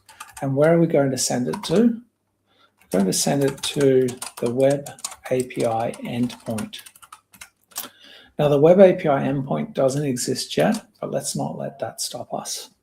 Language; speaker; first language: English; native; English